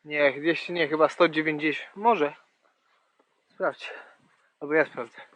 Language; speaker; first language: Polish; early bilingual, heritage; English